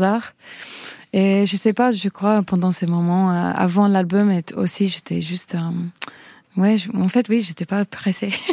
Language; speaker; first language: French; non-native, fluent; English